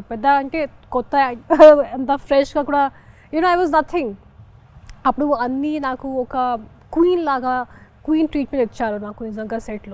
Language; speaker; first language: Telugu; non-native, fluent; Hindi